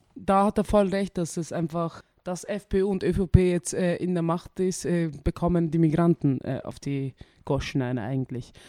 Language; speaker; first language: German; early bilingual, other home language; Turkish